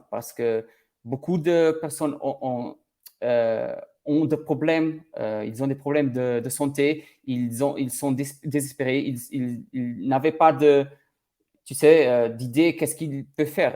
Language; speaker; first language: French; non-native, learner; Portuguese